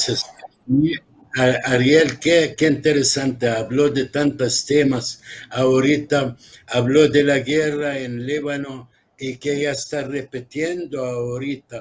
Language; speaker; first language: Spanish; non-native, fluent; Arabic